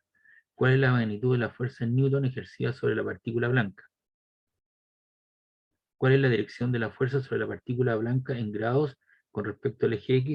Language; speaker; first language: Spanish; native; Spanish